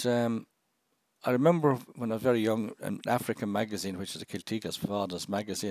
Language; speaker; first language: English; native; English